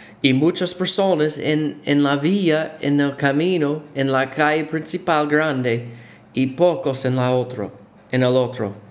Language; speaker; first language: Spanish; non-native, fluent; English